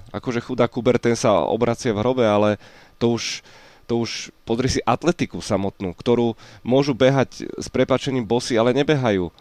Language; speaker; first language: Slovak; native; Slovak